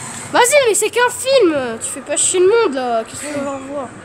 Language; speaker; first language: French; native; French